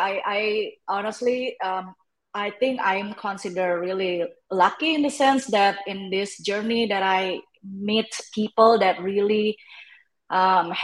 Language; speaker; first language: English; non-native, fluent; Indonesian